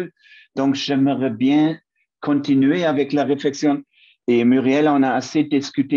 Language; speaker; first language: French; non-native, fluent; German